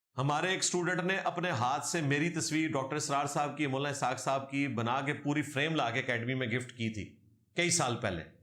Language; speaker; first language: Urdu; non-native, local second language; Punjabi